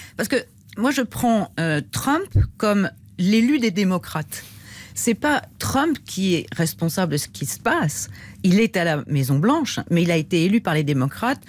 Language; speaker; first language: French; native; French